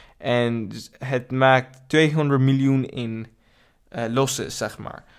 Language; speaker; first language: Dutch; non-native, learner; English